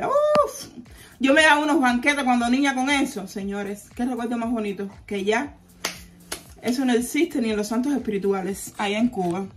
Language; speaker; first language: Spanish; native; Spanish